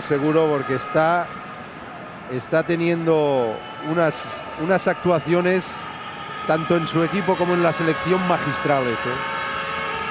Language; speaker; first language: Spanish; native; Spanish